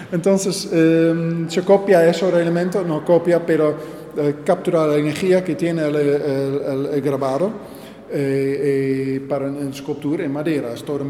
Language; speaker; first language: Spanish; non-native, learner; Dutch